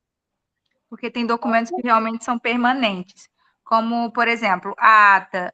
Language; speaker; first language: Portuguese; native; Portuguese